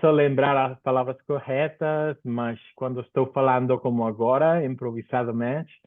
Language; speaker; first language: Portuguese; non-native, fluent; Spanish